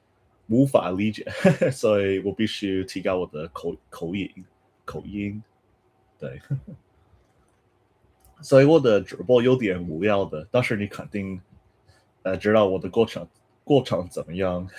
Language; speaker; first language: Chinese; non-native, fluent; English